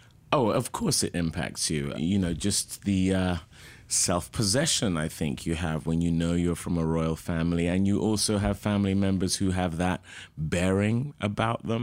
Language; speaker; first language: English; native; English